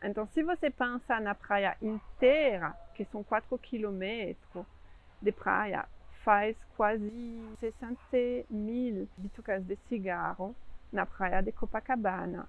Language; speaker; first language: Portuguese; non-native, fluent; French